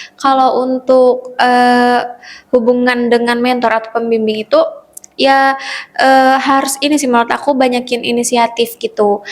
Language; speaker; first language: Indonesian; native; Indonesian